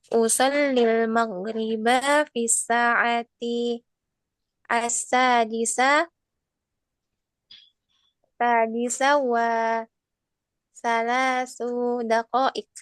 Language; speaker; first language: Arabic; non-native, learner; Indonesian